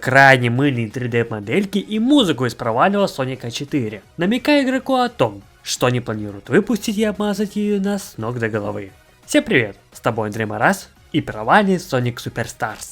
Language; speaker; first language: Russian; native; Russian